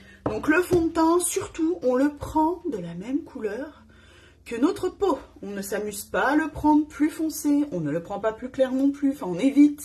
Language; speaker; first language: French; native; French